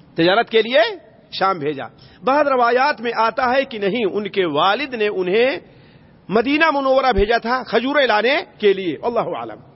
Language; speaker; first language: Urdu; native; Urdu